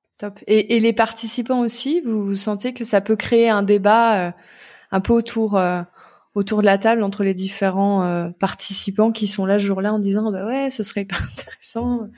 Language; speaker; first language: French; native; French